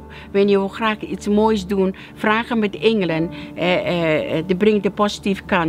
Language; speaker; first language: Dutch; non-native, learner; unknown